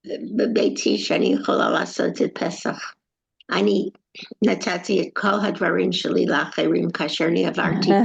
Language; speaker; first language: Hebrew; non-native, learner; English